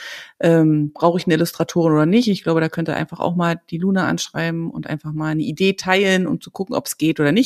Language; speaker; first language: German; native; German